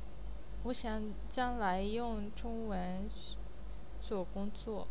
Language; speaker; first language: Chinese; non-native, learner; Japanese